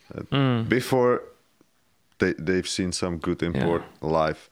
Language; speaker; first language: English; non-native, fluent; Czech